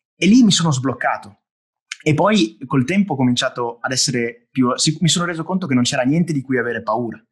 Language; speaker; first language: Italian; native; Italian